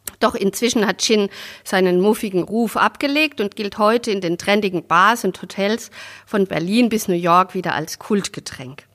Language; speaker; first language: German; native; German